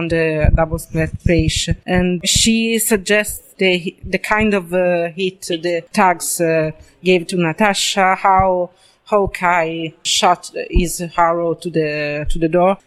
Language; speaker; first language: English; non-native, learner; Italian